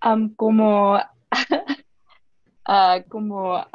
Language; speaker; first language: Spanish; non-native, learner; English